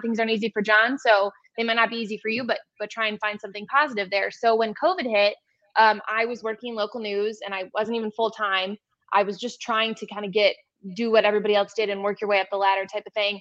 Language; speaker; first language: English; native; English